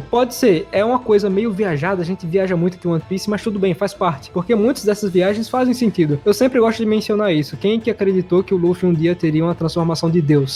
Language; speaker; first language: Portuguese; native; Portuguese